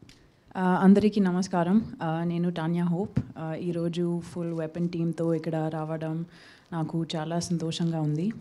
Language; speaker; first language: Telugu; non-native, local second language; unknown